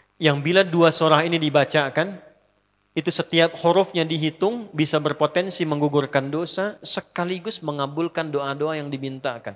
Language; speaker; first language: Indonesian; native; Indonesian